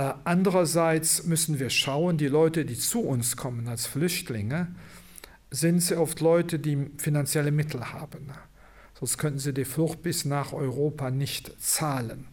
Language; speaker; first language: German; non-native, local second language; Luxembourgish